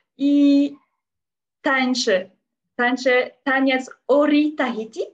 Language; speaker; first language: Polish; non-native, learner; French